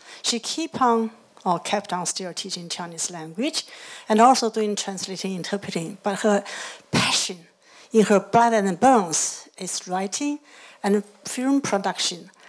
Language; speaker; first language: English; non-native, fluent; Chinese